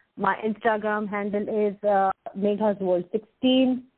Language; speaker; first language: English; non-native, local second language; Hindi